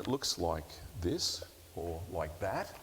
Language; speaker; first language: English; native; English